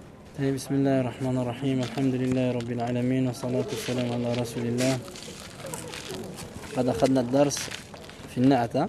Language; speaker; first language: Arabic; non-native, learner; French